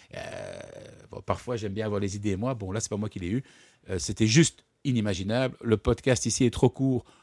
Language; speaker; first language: French; native; French